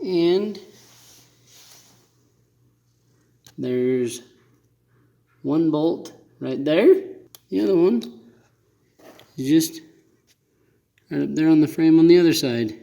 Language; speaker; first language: English; native; English